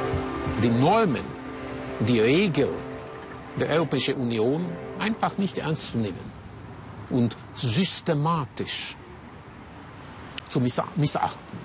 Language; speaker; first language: German; non-native, fluent; Hungarian